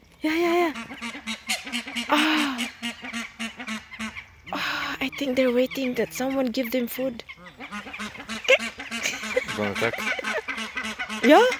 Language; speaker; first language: English; non-native, local second language; Filipino